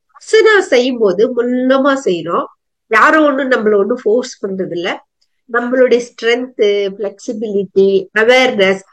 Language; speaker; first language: Tamil; native; Tamil